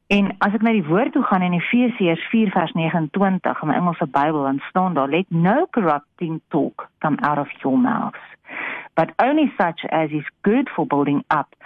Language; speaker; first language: English; non-native, local second language; Afrikaans